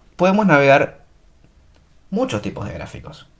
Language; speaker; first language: Spanish; native; Spanish